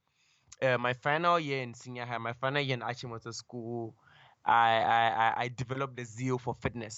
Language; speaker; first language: English; non-native, local second language; Akan